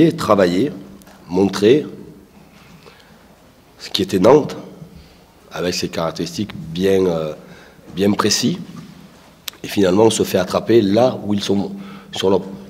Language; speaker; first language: French; native; French